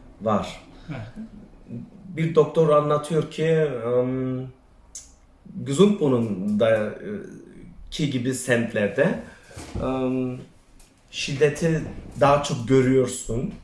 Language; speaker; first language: Turkish; early bilingual, other home language; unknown